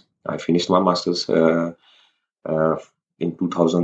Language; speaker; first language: English; non-native, local second language; Rajasthani